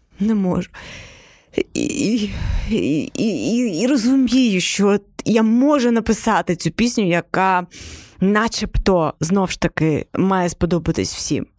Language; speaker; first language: Ukrainian; non-native, local second language; Crimean Tatar